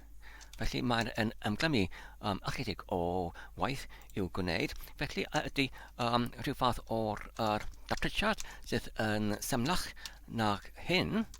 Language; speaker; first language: Welsh; non-native, learner; Polish